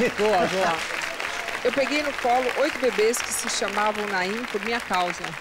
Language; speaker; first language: Portuguese; native; Portuguese